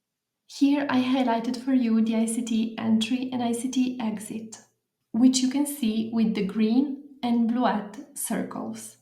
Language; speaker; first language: English; non-native, fluent; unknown